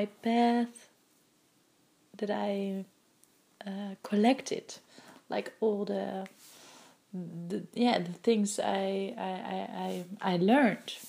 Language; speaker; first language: English; non-native, fluent; Dutch